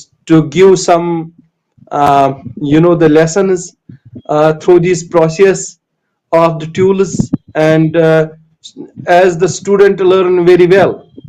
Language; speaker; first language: English; non-native, local second language; Kashmiri